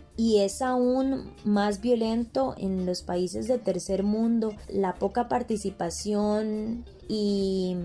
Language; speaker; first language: Spanish; native; Spanish